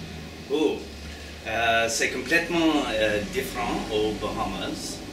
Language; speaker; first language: French; non-native, learner; English